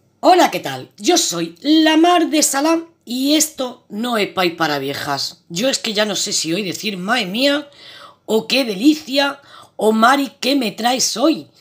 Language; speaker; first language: Spanish; native; Spanish